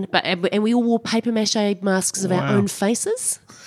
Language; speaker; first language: English; native; English